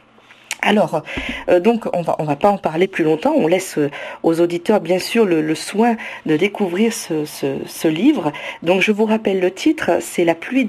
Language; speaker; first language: French; native; French